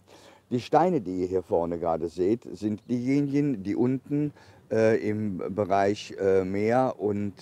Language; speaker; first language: German; native; German